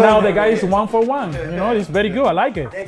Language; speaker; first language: English; non-native, fluent; Spanish